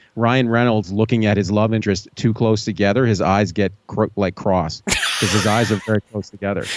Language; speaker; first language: English; native; English